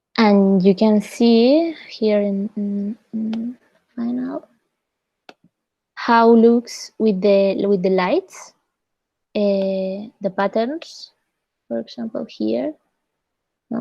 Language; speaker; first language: English; non-native, fluent; Spanish